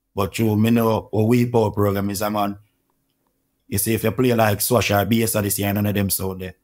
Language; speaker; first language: English; non-native, local second language; Jamaican Creole English